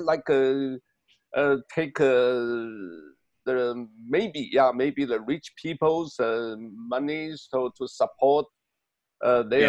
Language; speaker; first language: English; non-native, learner; Chinese